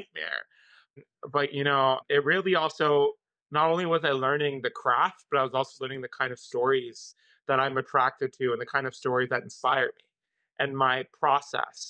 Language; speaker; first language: English; non-native, local second language; Urdu